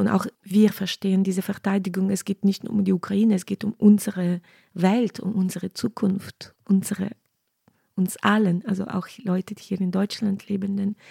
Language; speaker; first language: German; non-native, fluent; Ukrainian